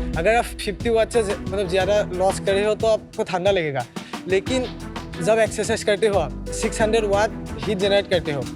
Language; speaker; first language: Hindi; non-native, local second language; Assamese